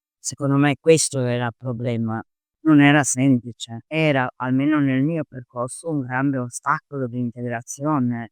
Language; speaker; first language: Italian; non-native, fluent; Croatian